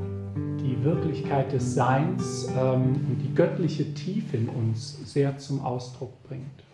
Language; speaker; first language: German; native; German